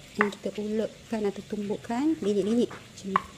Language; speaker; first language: Malay; native; Malay